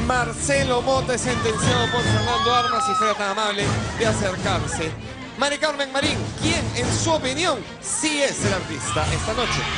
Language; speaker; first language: Spanish; native; Spanish